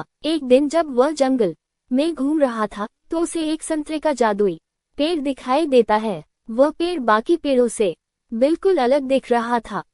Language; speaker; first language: Hindi; native; Hindi